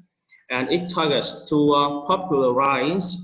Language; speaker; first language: English; non-native, fluent; Vietnamese